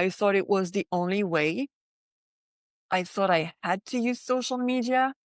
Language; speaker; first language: English; non-native, fluent; French